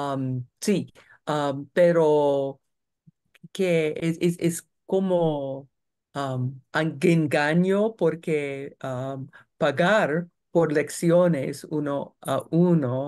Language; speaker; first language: Spanish; non-native, learner; English